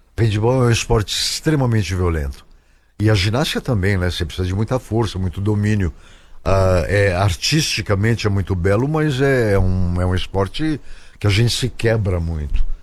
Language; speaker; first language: Portuguese; native; Portuguese